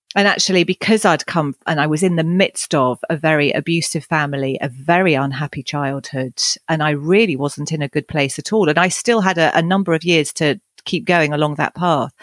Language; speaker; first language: English; native; English